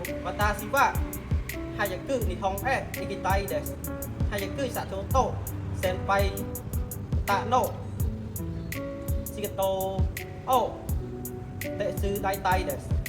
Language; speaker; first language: Japanese; non-native, learner; Khmer